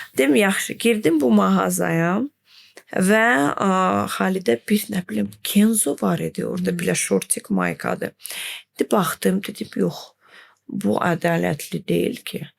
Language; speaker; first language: Azerbaijani; non-native, fluent; Russian